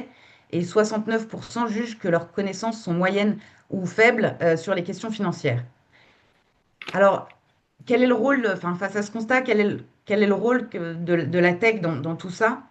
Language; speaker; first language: French; native; French